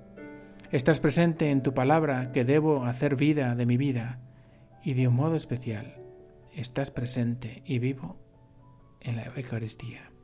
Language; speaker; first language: Spanish; native; Spanish